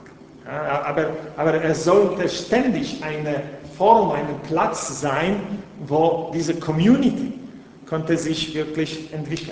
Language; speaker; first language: German; non-native, fluent; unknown